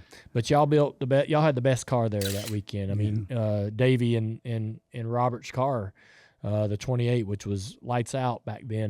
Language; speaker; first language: English; native; English